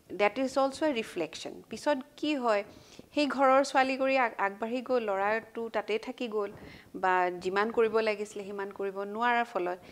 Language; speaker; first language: Assamese; native; Assamese